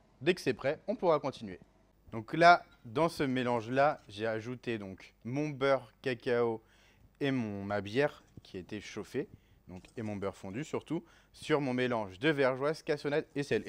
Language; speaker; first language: French; native; French